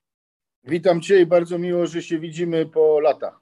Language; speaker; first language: Polish; early bilingual, heritage; Polish